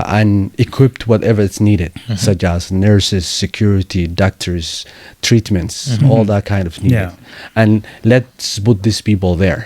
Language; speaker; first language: English; non-native, fluent; Somali